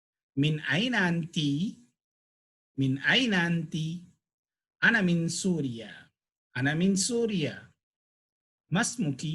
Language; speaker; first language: Arabic; non-native, fluent; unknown